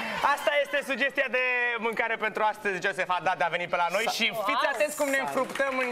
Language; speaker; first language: Romanian; native; Romanian